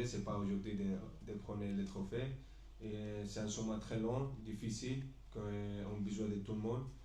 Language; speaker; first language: French; non-native, fluent; Spanish